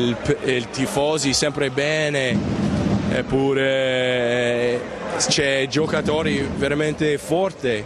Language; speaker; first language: Italian; non-native, learner; Spanish